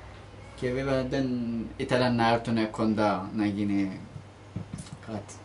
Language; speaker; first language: Greek; non-native, learner; Turkish